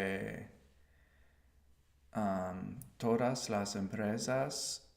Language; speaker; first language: Spanish; non-native, learner; English